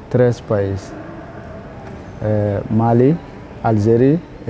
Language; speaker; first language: Spanish; non-native, learner; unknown